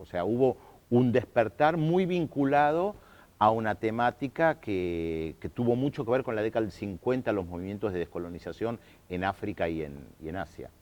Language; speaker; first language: Spanish; early bilingual, other home language; German